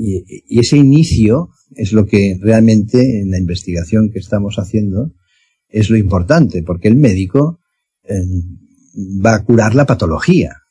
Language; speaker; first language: Spanish; native; Spanish